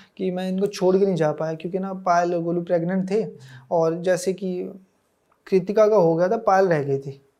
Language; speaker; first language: Hindi; native; Hindi